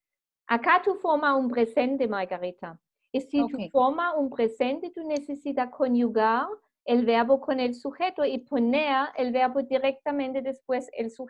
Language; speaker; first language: Spanish; non-native, fluent; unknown